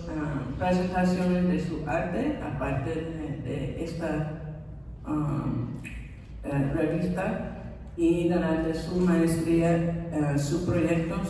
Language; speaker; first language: Spanish; non-native, fluent; English